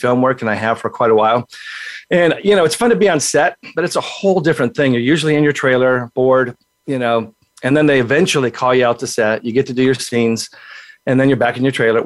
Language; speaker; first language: English; native; English